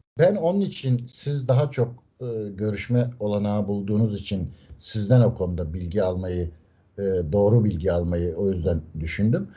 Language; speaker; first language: Turkish; native; Turkish